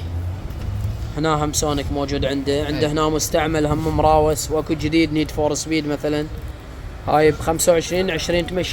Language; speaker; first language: Arabic; native; Arabic